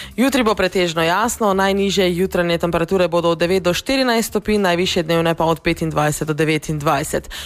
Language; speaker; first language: Slovenian; native; Slovenian